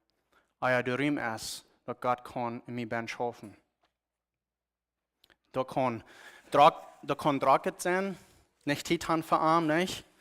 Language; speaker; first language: German; non-native, learner; Plautdietsch